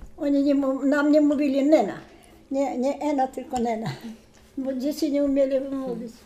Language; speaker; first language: Polish; native; Polish